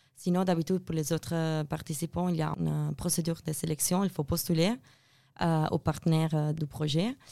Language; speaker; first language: French; non-native, fluent; Italian